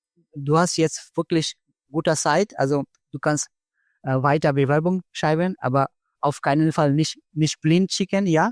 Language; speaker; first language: German; non-native, fluent; Bangla